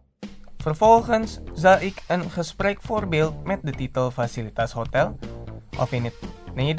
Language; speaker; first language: Dutch; non-native, learner; Indonesian